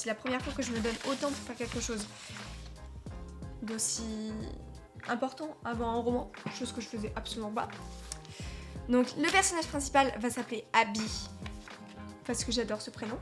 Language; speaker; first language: French; native; French